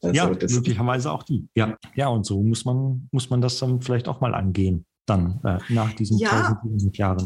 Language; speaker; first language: German; native; German